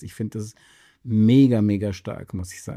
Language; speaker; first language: German; native; German